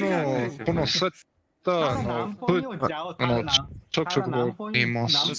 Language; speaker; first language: Japanese; non-native, learner; English